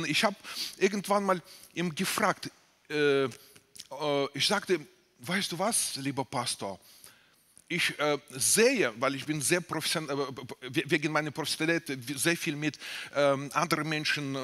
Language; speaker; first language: German; non-native, fluent; Russian